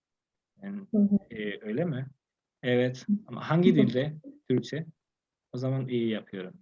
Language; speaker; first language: Turkish; non-native, fluent; Spanish